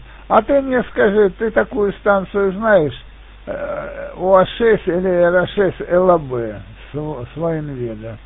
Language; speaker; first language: Russian; native; Russian